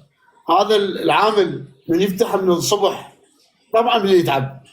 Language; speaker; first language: Arabic; native; Arabic